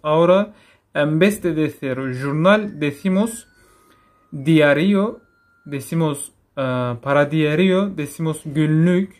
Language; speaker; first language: Spanish; non-native, fluent; Turkish